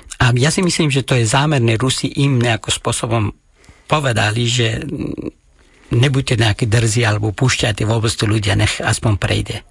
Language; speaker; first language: Slovak; non-native, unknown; Persian